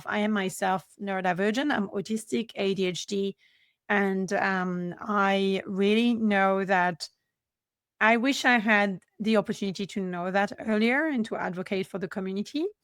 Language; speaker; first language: English; non-native, fluent; French